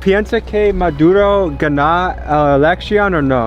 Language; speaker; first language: Spanish; non-native, learner; English